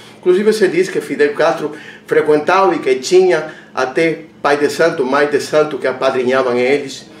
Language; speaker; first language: Portuguese; non-native, fluent; Spanish